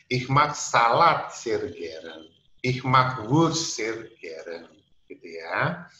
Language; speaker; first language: German; non-native, fluent; Indonesian